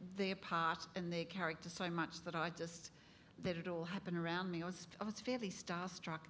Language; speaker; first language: English; native; English